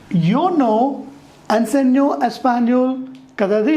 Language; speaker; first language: Spanish; non-native, fluent; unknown